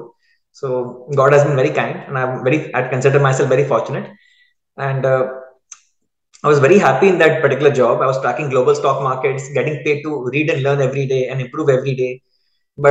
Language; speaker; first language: English; non-native, local second language; Hindi